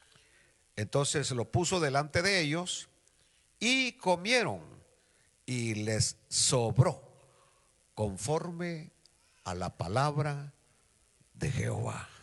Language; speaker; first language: Spanish; native; Spanish